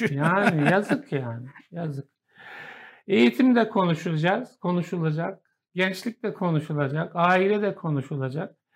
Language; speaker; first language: Turkish; native; Turkish